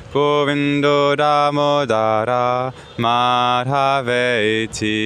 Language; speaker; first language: Hindi; non-native, learner; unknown